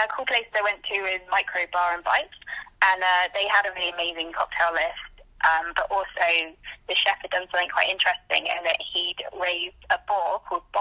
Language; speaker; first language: English; native; English